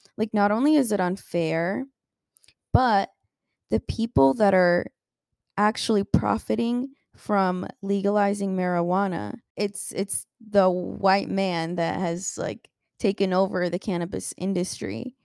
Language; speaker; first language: English; early bilingual, other home language; Spanish